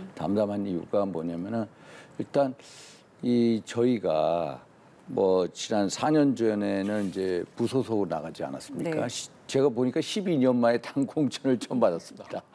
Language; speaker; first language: Korean; native; Korean